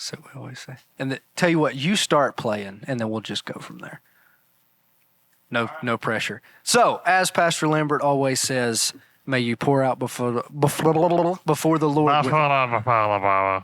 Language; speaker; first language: English; native; English